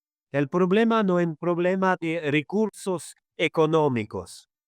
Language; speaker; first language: Spanish; non-native, fluent; Arabic